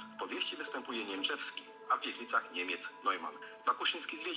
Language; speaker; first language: Polish; native; Polish